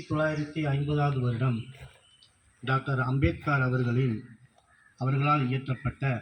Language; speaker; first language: Tamil; native; Tamil